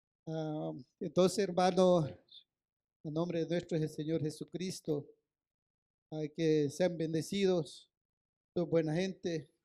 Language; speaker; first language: Spanish; non-native, local second language; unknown